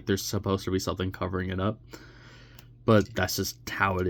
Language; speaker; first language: English; native; English